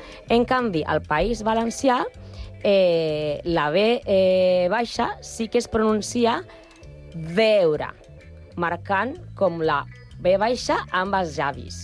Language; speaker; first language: Catalan; non-native, learner; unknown